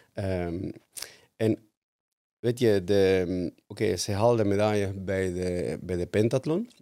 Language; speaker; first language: Dutch; non-native, fluent; Spanish